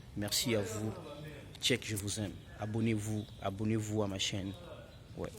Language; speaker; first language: French; non-native, local second language; Lingala